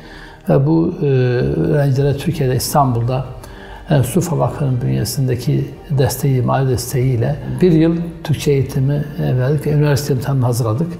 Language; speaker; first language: Turkish; native; Turkish